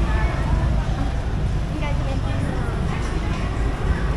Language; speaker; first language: Chinese; non-native, fluent; Vietnamese